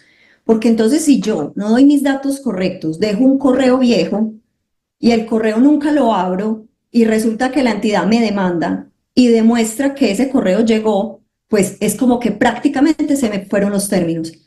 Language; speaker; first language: Spanish; native; Spanish